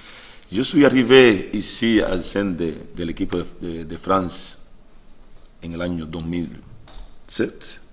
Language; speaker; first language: French; non-native, learner; Spanish